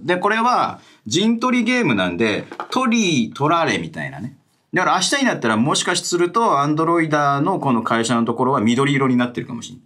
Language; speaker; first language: Japanese; native; Japanese